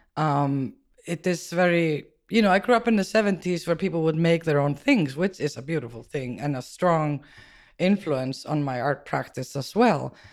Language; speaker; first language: English; non-native, fluent; Icelandic